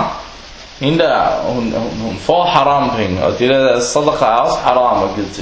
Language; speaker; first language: Danish; non-native, local second language; Arabic